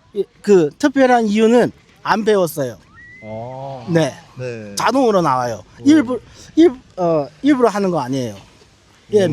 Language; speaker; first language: Korean; non-native, learner; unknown